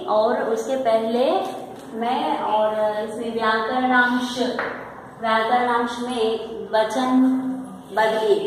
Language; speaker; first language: Hindi; non-native, local second language; Telugu